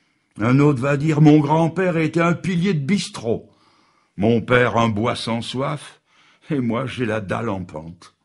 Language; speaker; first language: French; native; French